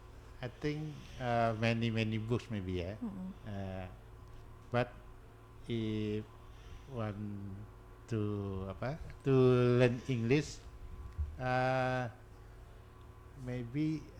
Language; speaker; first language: English; non-native, learner; Indonesian